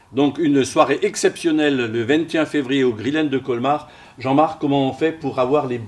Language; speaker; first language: French; native; French